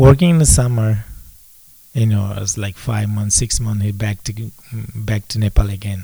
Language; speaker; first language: English; non-native, local second language; Nepali